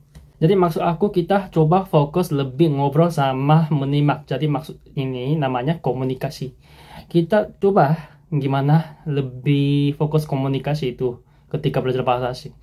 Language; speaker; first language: Indonesian; non-native, fluent; Korean